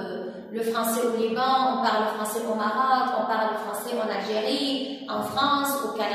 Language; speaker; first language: French; non-native, local second language; Arabic